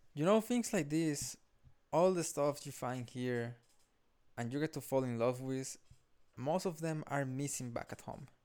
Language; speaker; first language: English; non-native, fluent; Spanish